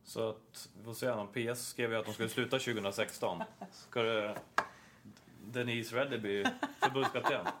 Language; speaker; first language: Swedish; native; Swedish